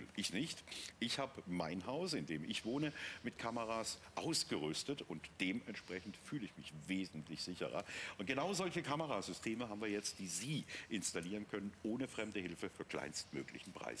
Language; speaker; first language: German; native; German